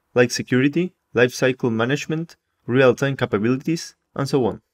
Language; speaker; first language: English; non-native, fluent; Spanish